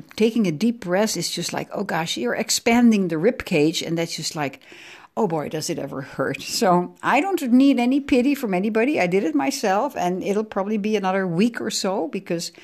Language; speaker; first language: English; non-native, fluent; Dutch